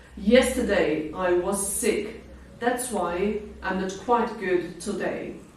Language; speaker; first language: English; non-native, fluent; Georgian